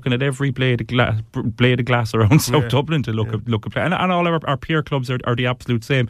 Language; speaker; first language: English; native; English